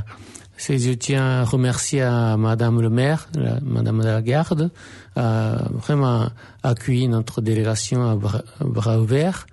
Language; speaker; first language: French; non-native, fluent; Japanese